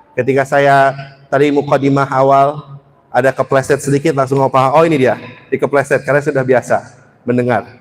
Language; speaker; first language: Indonesian; early bilingual, heritage; Indonesian